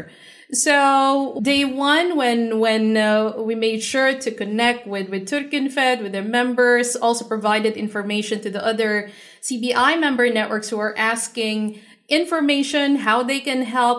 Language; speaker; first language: English; non-native, local second language; Filipino